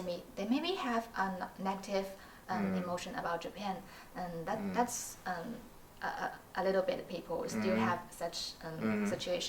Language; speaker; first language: English; non-native, learner; Chinese